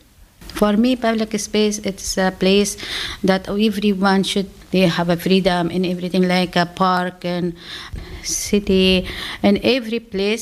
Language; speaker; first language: English; non-native, learner; Persian